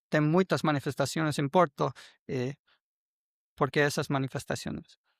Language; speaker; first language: Portuguese; non-native, learner; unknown